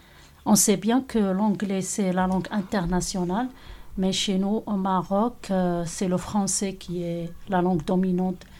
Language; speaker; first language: French; non-native, local second language; Arabic